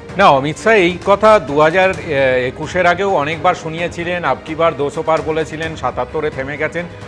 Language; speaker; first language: Bangla; native; Bangla